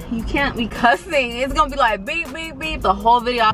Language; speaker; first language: English; early bilingual, other home language; Spanish